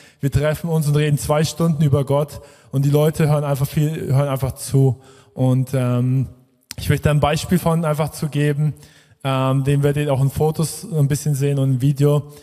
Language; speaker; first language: German; native; German